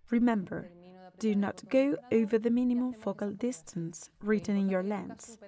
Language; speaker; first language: English; non-native, fluent; Spanish